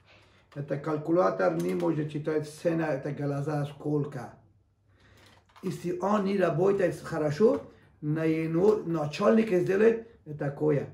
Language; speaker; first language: Russian; non-native, learner; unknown